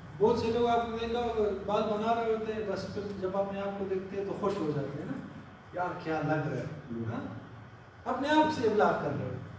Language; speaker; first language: Urdu; non-native, local second language; Pashto